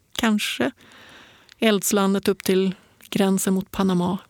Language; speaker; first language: Swedish; native; Swedish